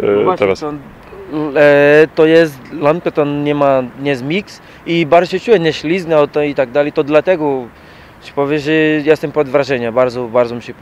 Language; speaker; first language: Polish; non-native, learner; Portuguese